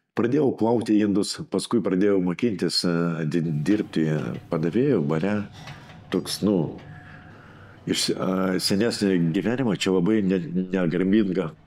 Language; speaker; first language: Lithuanian; non-native, local second language; Russian